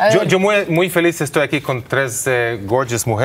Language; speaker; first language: Spanish; non-native, learner; Hebrew